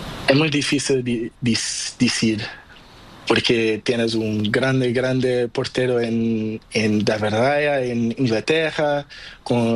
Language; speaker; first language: Spanish; non-native, learner; Portuguese